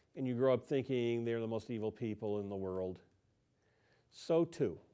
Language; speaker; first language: English; native; English